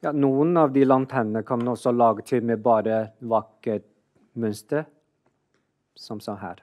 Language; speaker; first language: Norwegian; non-native, fluent; Chinese